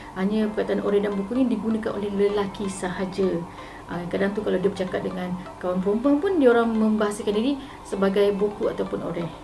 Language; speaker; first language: Malay; native; Malay